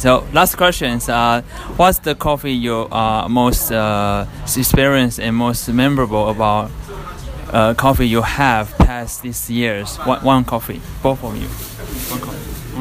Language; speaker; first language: English; non-native, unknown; Chinese